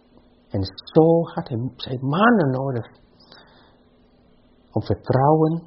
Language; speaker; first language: Dutch; non-native, fluent; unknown